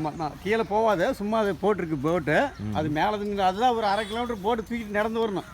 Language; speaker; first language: Tamil; native; Tamil